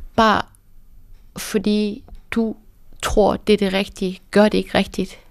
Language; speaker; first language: Danish; early bilingual, other home language; Persian